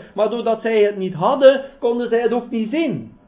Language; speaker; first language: Dutch; native; Dutch